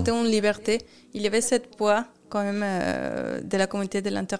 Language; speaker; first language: French; non-native, fluent; Spanish